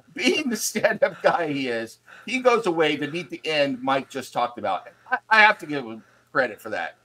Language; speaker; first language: English; native; English